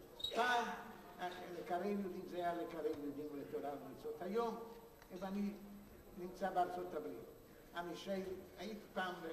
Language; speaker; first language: Hebrew; non-native, fluent; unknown